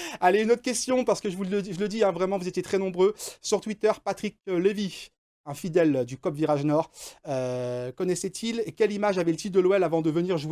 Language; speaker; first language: French; native; French